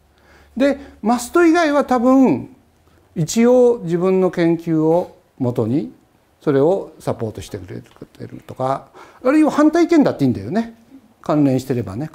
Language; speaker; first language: Japanese; native; Japanese